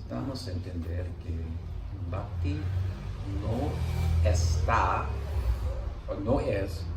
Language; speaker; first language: Spanish; non-native, learner; English